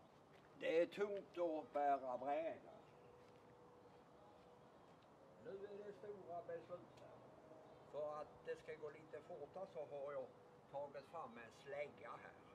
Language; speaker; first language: Swedish; native; Swedish